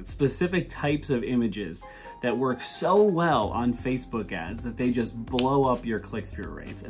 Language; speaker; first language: English; native; English